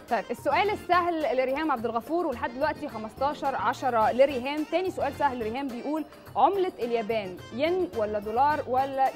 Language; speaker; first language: Arabic; native; Arabic